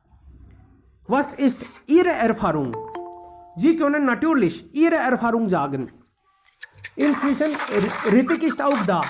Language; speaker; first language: German; non-native, fluent; Hindi